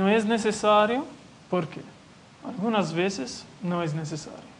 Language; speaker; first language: Spanish; non-native, fluent; Italian